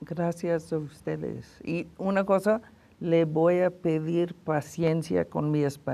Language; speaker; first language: Spanish; non-native, fluent; English